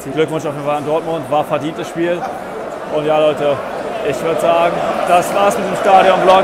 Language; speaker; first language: German; native; German